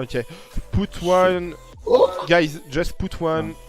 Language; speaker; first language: English; non-native, learner; French